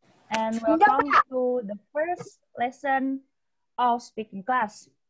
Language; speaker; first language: English; non-native, fluent; Indonesian